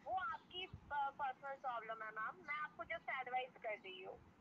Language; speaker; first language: Hindi; native; Hindi